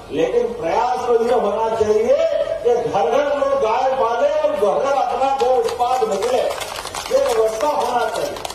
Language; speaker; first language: Hindi; native; Hindi